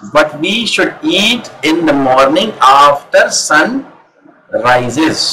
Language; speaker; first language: English; non-native, local second language; Hindi